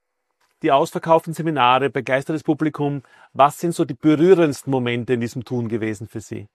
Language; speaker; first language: German; native; German